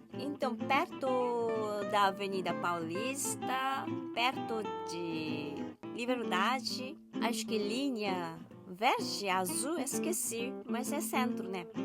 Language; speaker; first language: Portuguese; non-native, learner; Japanese